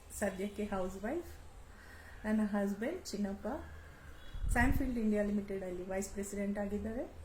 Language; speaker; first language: Kannada; non-native, local second language; Kodava